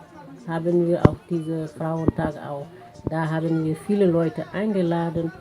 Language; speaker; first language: German; non-native, fluent; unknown